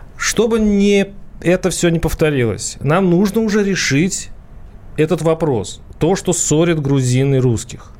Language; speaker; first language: Russian; native; Russian